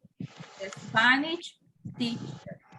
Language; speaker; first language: English; non-native, fluent; Spanish